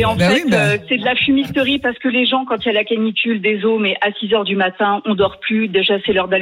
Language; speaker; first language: French; native; French